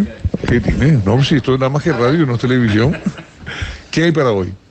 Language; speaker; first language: Spanish; native; Spanish